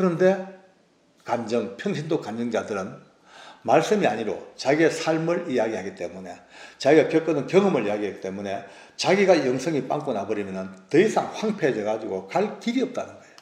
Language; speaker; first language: Korean; native; Korean